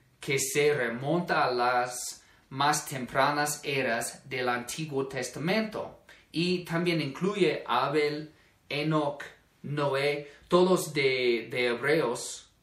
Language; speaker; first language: Spanish; non-native, fluent; English